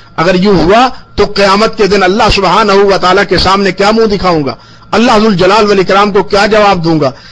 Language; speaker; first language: Urdu; non-native, local second language; Punjabi